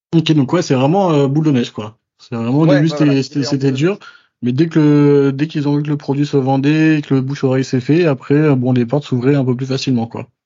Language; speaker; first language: French; native; French